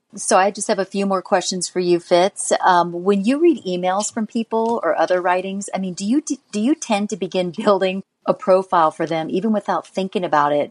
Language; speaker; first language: English; native; English